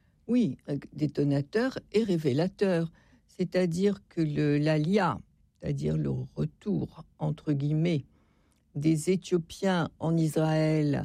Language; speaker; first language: French; native; French